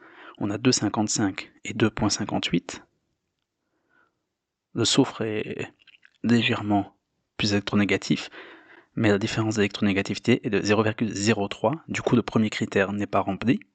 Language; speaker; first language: French; native; French